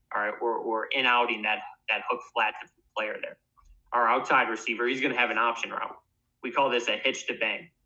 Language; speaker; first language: English; native; English